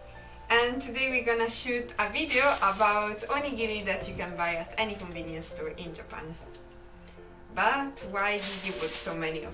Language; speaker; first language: English; non-native, fluent; Italian